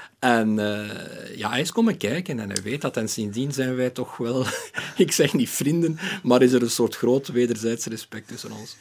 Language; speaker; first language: Dutch; native; Dutch